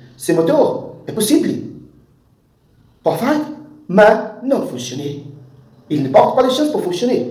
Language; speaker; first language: French; non-native, learner; Portuguese